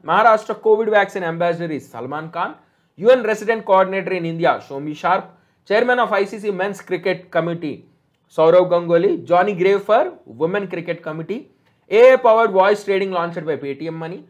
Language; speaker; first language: English; non-native, local second language; Telugu